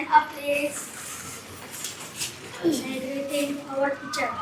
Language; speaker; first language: English; non-native, learner; Indonesian